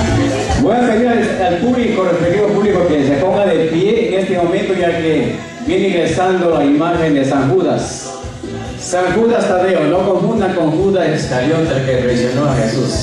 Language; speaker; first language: Spanish; native; Spanish